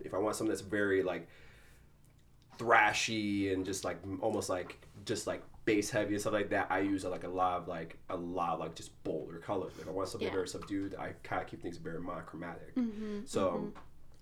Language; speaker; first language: English; early bilingual, other home language; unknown